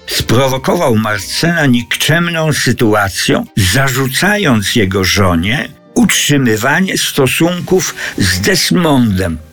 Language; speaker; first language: Polish; native; Polish